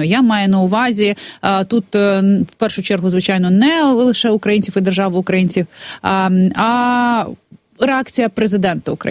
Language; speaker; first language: Ukrainian; native; Ukrainian